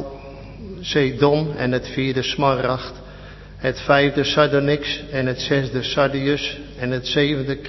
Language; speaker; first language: Dutch; native; Dutch